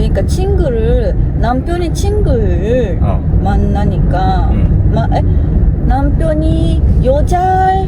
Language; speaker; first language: Korean; non-native, learner; Japanese